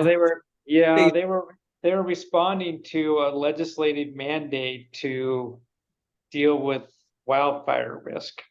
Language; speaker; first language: English; native; English